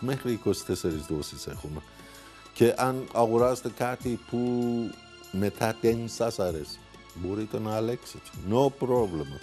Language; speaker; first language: Greek; non-native, learner; Persian